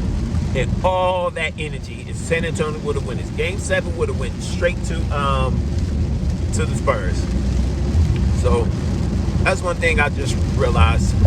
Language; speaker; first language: English; native; English